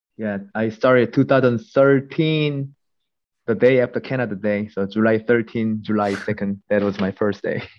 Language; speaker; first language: English; non-native, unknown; Korean